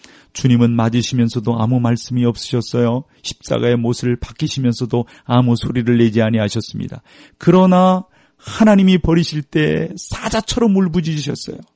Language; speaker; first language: Korean; native; Korean